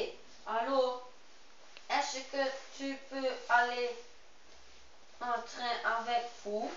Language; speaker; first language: French; non-native, learner; Dutch